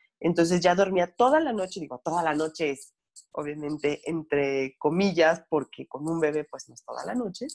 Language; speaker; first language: Spanish; native; Spanish